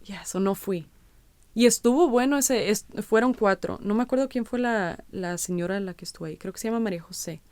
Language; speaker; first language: Spanish; early bilingual, heritage; Spanish